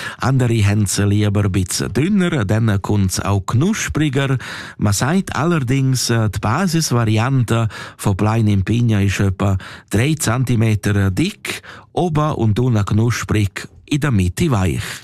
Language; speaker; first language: German; non-native, local second language; Romansh